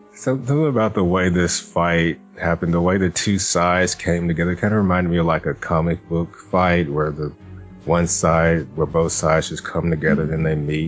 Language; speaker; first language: English; native; English